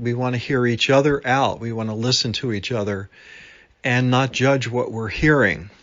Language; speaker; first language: English; native; English